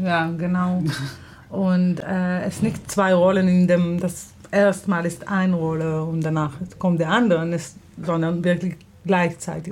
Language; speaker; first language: German; non-native, fluent; Hebrew